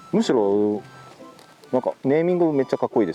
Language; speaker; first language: Japanese; native; Japanese